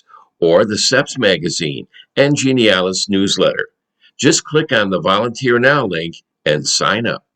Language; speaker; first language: English; native; English